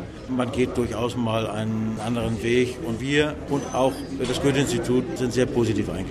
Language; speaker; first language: German; native; German